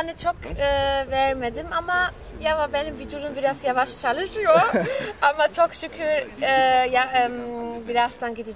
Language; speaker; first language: Turkish; non-native, learner; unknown